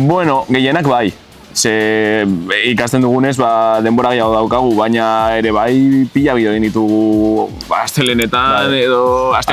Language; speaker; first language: Basque; non-native, local second language; Spanish